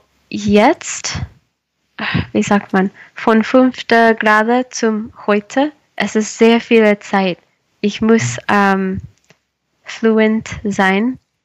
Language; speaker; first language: German; non-native, learner; Spanish